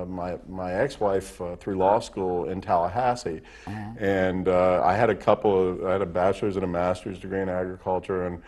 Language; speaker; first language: English; native; English